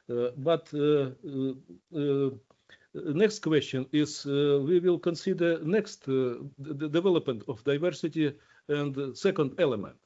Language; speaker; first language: English; non-native, learner; Ukrainian